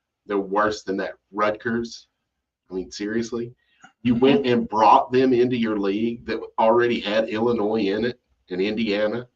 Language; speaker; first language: English; native; English